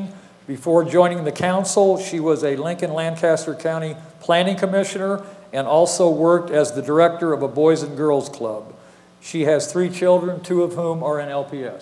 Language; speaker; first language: English; native; English